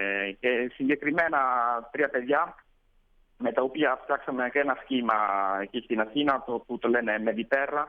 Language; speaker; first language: Greek; non-native, fluent; Italian